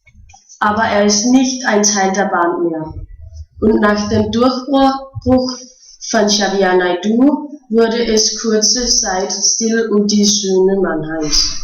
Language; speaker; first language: German; non-native, learner; Danish